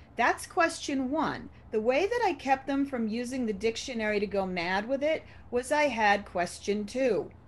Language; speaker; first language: English; native; English